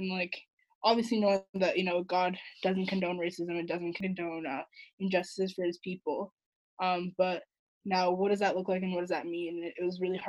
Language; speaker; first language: English; native; English